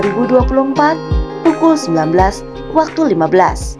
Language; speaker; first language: Indonesian; native; Indonesian